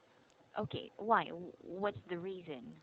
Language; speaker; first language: English; non-native, fluent; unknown